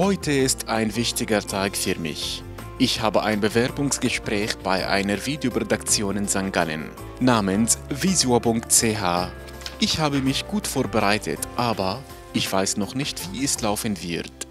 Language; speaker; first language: German; non-native, fluent; Arabic